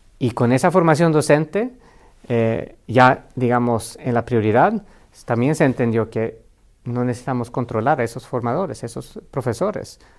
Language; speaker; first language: Spanish; non-native, fluent; Finnish